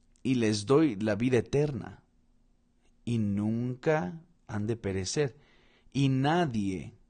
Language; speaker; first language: Spanish; non-native, fluent; Portuguese